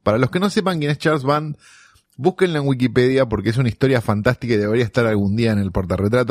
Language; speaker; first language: Spanish; native; Spanish